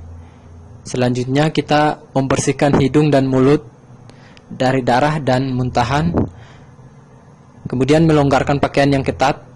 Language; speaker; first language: Indonesian; native; Indonesian